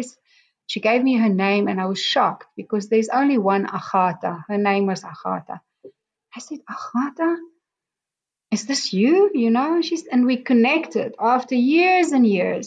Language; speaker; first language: English; non-native, local second language; Afrikaans